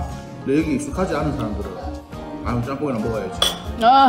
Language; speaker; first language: Korean; native; Korean